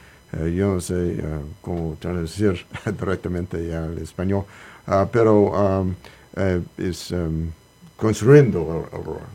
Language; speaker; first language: Spanish; non-native, learner; English